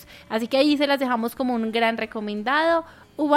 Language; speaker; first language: Spanish; native; Spanish